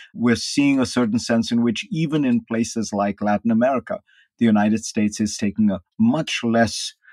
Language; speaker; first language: English; non-native, local second language; Hindi